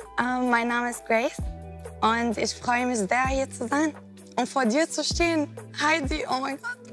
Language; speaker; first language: German; non-native, fluent; Arabic